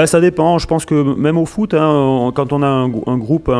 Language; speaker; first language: French; native; French